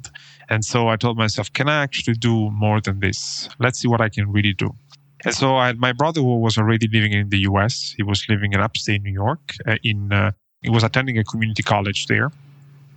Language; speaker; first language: English; non-native, fluent; Italian